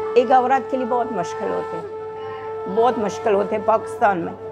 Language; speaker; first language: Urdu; non-native, fluent; Persian